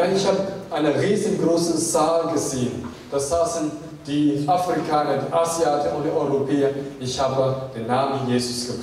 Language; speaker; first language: German; non-native, fluent; Chinese